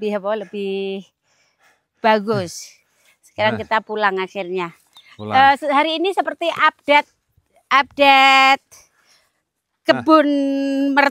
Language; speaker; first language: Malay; non-native, local second language; Javanese